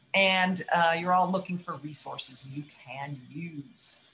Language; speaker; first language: English; native; English